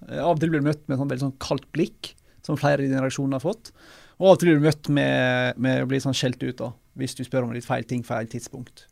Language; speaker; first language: Norwegian; native; Norwegian